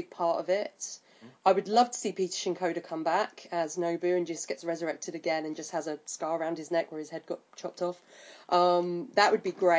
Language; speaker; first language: English; native; English